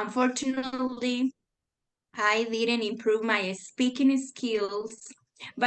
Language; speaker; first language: English; non-native, fluent; Spanish